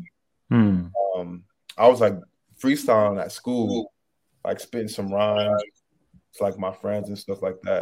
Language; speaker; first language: English; native; English